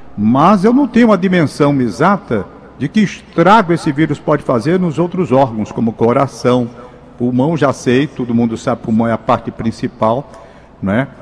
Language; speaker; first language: Portuguese; native; Portuguese